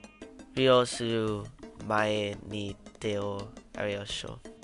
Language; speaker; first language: Japanese; non-native, learner; English